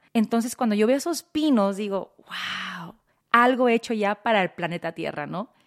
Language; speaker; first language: Spanish; early bilingual, heritage; Spanish